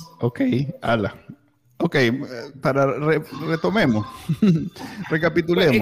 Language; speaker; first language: Spanish; native; Spanish